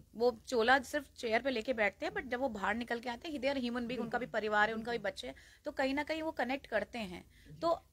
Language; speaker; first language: Hindi; native; Hindi